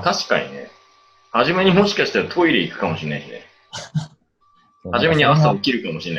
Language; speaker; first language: Japanese; native; Japanese